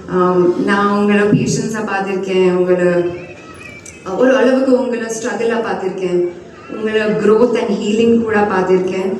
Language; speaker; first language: Tamil; non-native, fluent; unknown